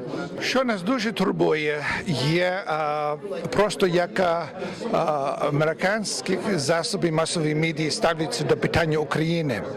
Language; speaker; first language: Ukrainian; early bilingual, heritage; Ukrainian